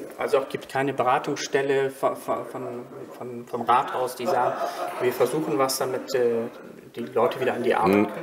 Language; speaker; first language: German; native; German